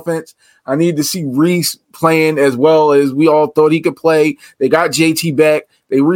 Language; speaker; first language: English; native; English